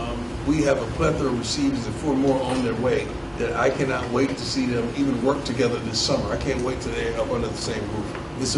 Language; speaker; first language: English; native; English